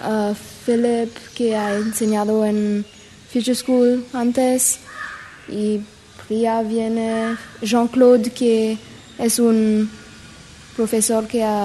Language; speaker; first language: Spanish; non-native, learner; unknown